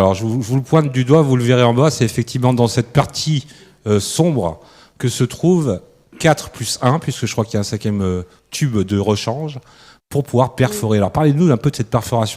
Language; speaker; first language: French; native; French